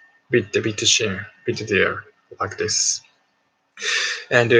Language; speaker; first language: German; non-native, learner; Japanese